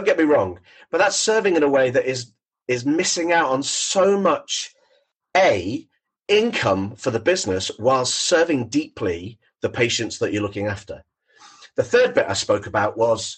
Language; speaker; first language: English; native; English